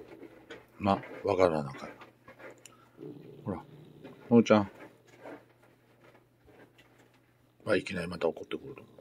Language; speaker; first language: Japanese; native; Japanese